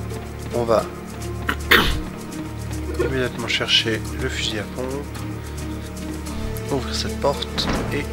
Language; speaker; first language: French; native; French